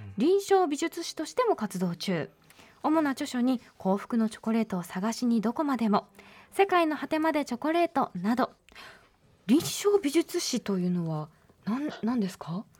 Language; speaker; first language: Japanese; native; Japanese